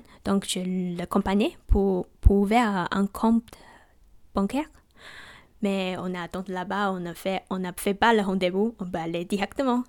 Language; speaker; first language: French; non-native, learner; Chinese